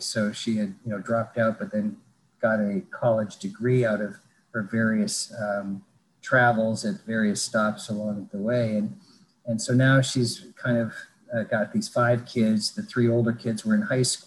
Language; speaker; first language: English; native; English